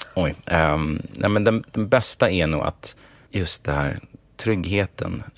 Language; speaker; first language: Swedish; native; Swedish